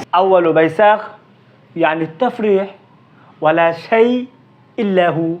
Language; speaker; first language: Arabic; non-native, fluent; Bangla